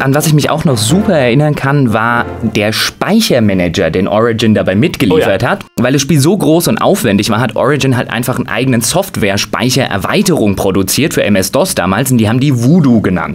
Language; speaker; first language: German; native; German